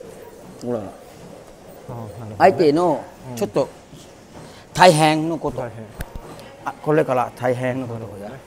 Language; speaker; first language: Japanese; non-native, learner; Thai